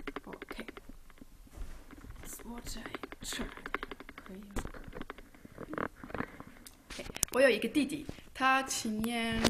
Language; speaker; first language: Chinese; non-native, learner; German